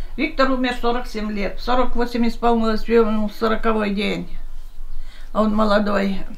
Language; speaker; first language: Russian; native; Russian